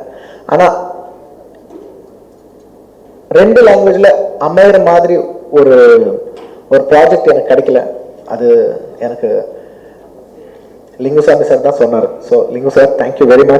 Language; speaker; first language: Tamil; non-native, local second language; Telugu